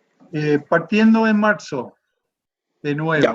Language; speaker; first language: Spanish; non-native, fluent; English